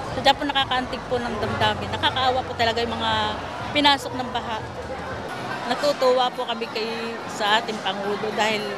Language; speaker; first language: Filipino; native; Filipino